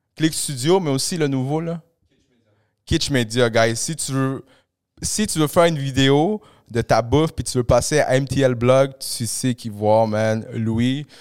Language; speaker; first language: French; early bilingual, other home language; Spanish